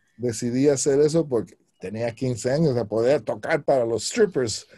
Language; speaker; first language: Spanish; early bilingual, heritage; Spanish